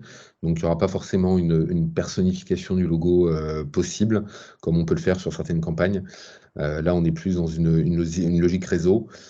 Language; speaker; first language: French; native; French